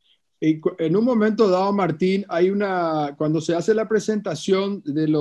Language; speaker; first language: Spanish; native; Spanish